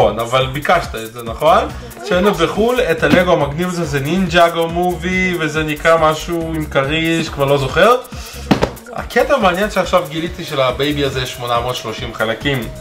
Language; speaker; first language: Hebrew; native; Hebrew